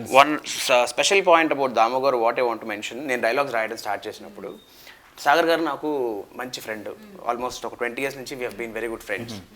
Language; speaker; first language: Telugu; native; Telugu